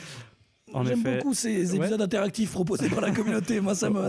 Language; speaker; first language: French; native; French